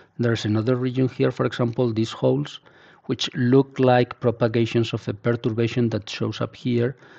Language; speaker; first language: English; non-native, fluent; Spanish